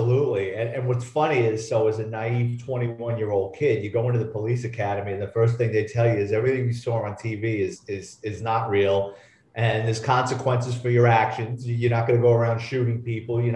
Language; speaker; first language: English; native; English